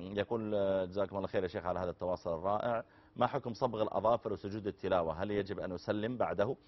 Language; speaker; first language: Arabic; native; Arabic